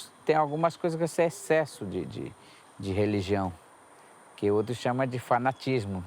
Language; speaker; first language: Portuguese; non-native, local second language; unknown